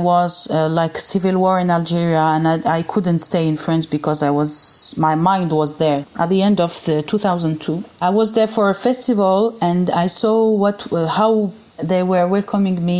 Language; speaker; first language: English; non-native, fluent; Arabic